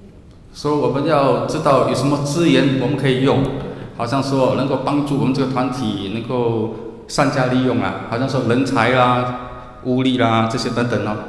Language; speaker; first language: Chinese; native; Chinese